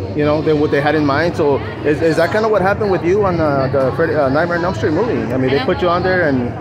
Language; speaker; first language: English; native; English